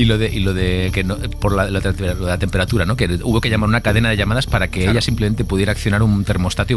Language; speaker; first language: Spanish; native; Spanish